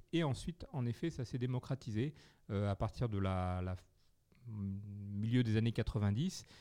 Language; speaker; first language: French; native; French